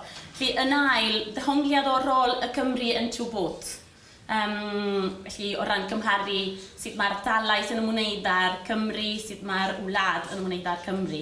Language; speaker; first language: Welsh; non-native, fluent; Spanish